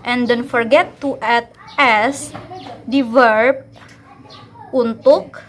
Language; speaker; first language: English; non-native, fluent; Indonesian